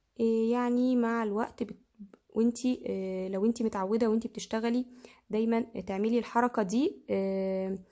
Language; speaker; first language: Arabic; native; Arabic